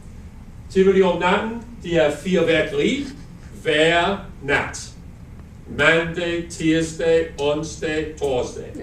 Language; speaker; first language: Danish; non-native, learner; English